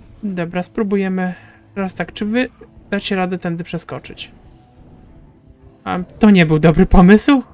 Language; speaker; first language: Polish; native; Polish